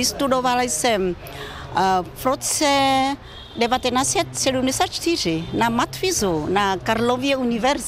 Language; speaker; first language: Czech; non-native, fluent; Vietnamese